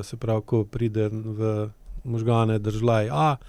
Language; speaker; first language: Slovenian; native; Slovenian